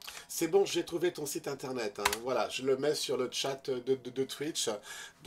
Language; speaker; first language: French; native; French